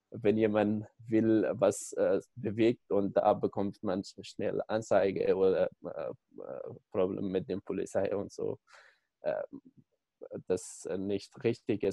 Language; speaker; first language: German; non-native, learner; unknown